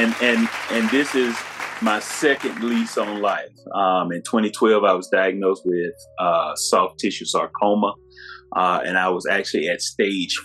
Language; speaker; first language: English; native; English